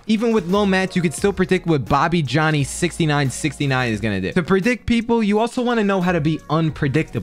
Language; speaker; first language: English; native; English